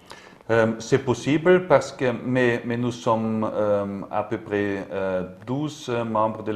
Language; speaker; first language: French; non-native, learner; German